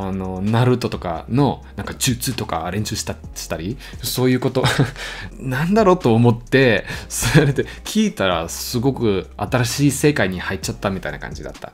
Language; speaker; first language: Japanese; non-native, learner; German